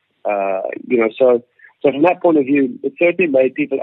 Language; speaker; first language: English; native; English